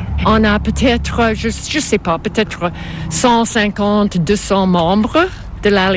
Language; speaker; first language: French; non-native, local second language; English